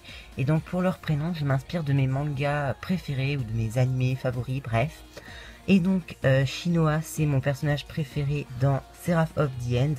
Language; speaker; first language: French; native; French